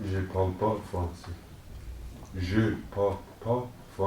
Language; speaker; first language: French; non-native, learner; Kurdish